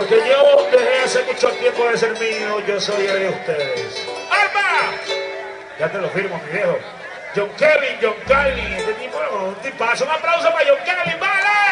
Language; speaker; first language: Spanish; native; Spanish